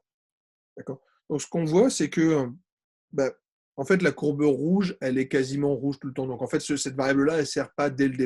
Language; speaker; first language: French; native; French